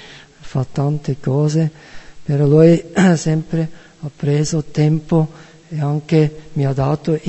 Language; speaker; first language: Italian; non-native, fluent; German